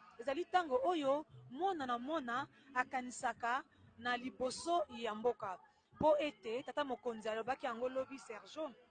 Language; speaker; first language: Lingala; native; Lingala